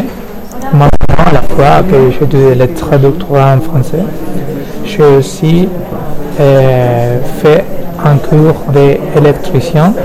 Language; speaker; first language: French; non-native, learner; Spanish